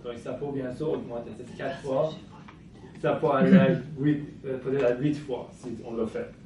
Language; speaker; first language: French; non-native, fluent; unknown